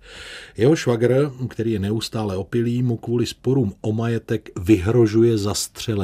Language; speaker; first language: Czech; native; Czech